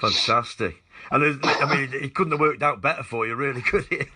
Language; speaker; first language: English; native; English